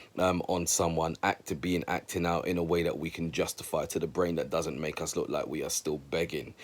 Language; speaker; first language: English; native; English